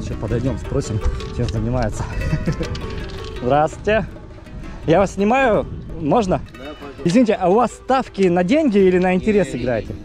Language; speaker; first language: Russian; native; Russian